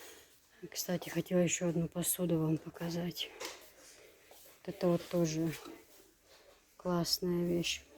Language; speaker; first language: Russian; native; Russian